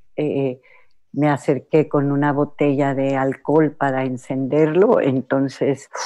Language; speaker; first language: Spanish; native; Spanish